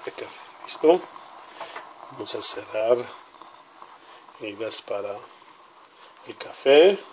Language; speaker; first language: Spanish; non-native, learner; Hebrew